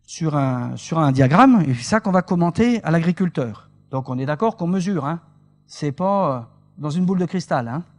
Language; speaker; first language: French; native; French